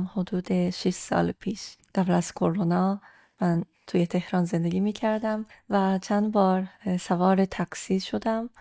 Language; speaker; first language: Persian; non-native, fluent; Japanese